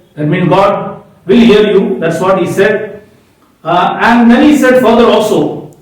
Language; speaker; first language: English; non-native, local second language; Hindi